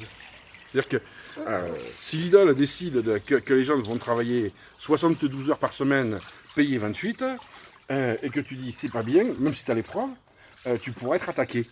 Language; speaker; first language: French; native; French